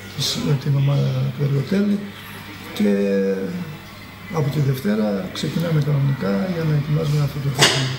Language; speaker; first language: Greek; non-native, fluent; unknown